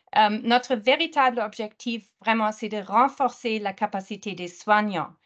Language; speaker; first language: French; non-native, fluent; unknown